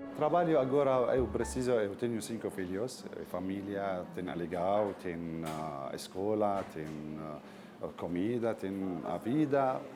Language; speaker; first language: Portuguese; non-native, learner; Arabic